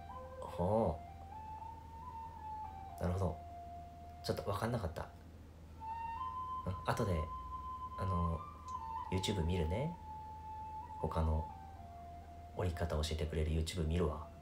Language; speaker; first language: Japanese; native; Japanese